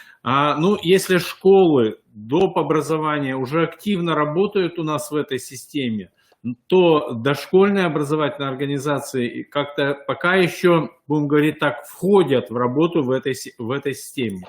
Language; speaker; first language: Russian; native; Russian